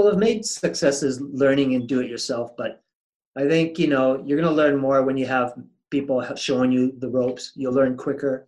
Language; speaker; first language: English; native; English